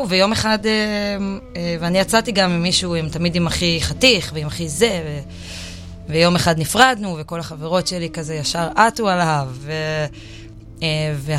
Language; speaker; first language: Hebrew; native; Hebrew